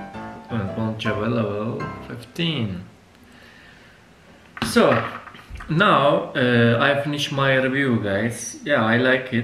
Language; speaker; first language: English; non-native, learner; Turkish